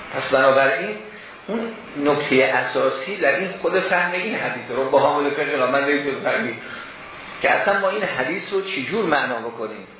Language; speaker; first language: Persian; native; Persian